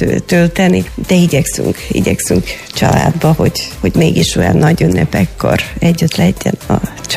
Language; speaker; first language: Hungarian; non-native, fluent; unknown